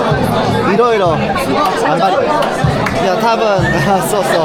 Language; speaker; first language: Japanese; non-native, learner; Korean